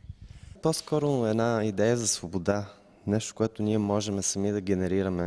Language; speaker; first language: Bulgarian; native; Bulgarian